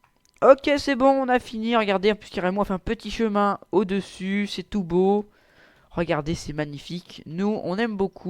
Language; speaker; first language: French; native; French